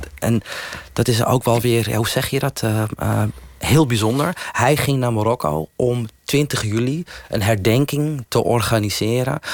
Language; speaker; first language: Dutch; early bilingual, other home language; Riffian